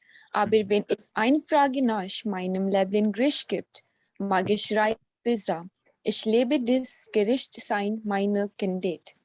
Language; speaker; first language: German; non-native, learner; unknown